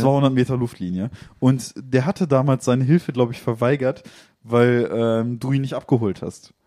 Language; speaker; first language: German; native; German